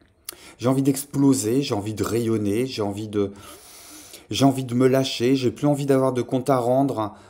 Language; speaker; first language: French; native; French